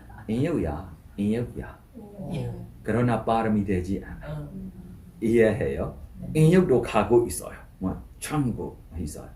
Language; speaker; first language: Korean; non-native, learner; Burmese